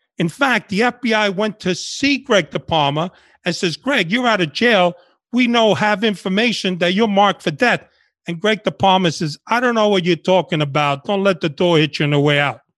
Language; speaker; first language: English; early bilingual, other home language; Spanish